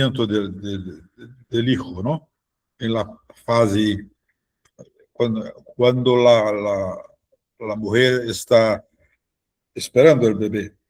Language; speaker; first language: Spanish; non-native, fluent; Portuguese